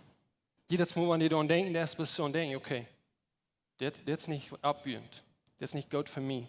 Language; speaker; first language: German; non-native, learner; Plautdietsch